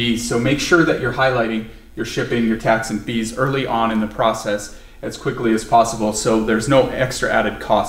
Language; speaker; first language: English; native; English